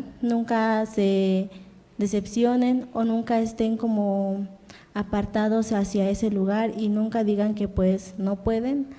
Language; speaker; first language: Spanish; non-native, local second language; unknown